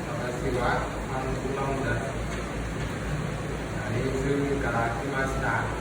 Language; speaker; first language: Japanese; non-native, learner; Vietnamese